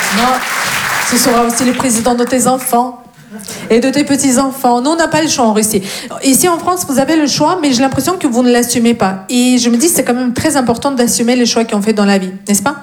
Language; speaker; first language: French; non-native, fluent; Russian